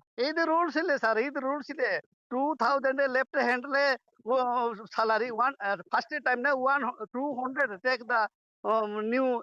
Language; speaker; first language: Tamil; non-native, learner; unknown